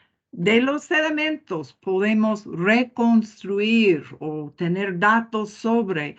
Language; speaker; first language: Spanish; non-native, fluent; English